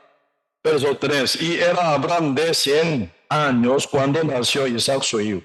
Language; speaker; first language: Spanish; non-native, learner; Korean